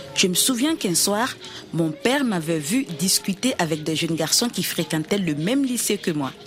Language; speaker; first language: French; non-native, local second language; Dyula